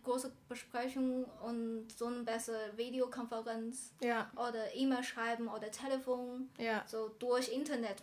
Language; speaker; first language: German; non-native, learner; Chinese